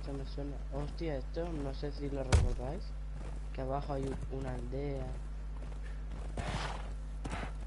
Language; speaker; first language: Spanish; native; Spanish